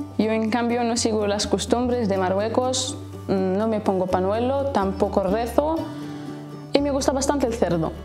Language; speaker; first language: Spanish; non-native, fluent; Arabic